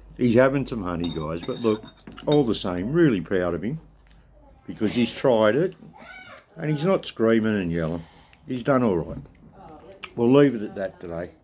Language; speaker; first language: English; native; English